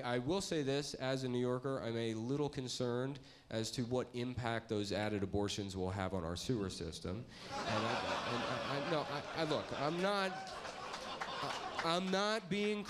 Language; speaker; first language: English; native; English